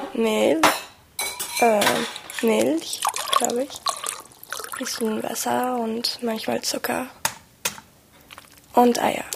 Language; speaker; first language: German; non-native, fluent; French